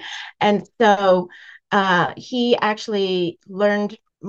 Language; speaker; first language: English; native; English